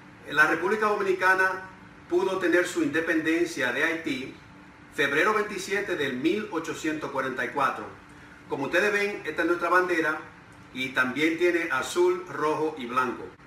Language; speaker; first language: Spanish; native; Spanish